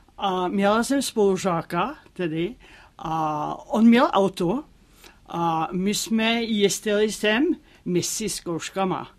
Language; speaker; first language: Czech; non-native, fluent; Norwegian